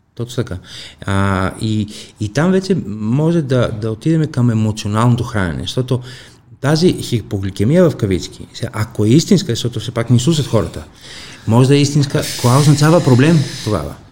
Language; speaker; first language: Bulgarian; non-native, fluent; Greek